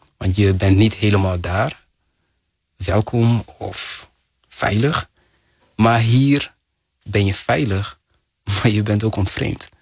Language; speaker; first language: Dutch; early bilingual, other home language; Kinyarwanda